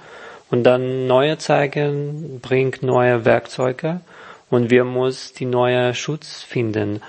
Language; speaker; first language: German; non-native, learner; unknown